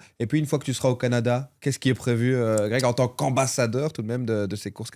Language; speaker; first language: French; native; French